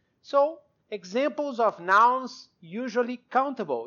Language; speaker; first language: English; non-native, fluent; Portuguese